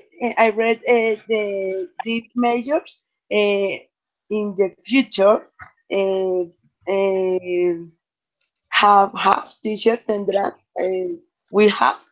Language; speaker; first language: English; non-native, learner; Spanish